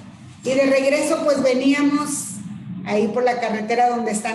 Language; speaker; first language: Spanish; native; Spanish